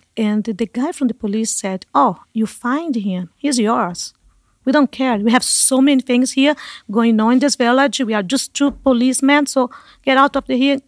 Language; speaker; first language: English; non-native, learner; Portuguese